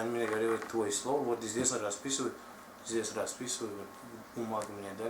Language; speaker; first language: Russian; non-native, learner; Tajik